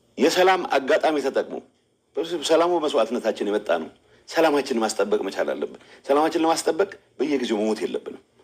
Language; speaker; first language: Amharic; non-native, local second language; Tigrinya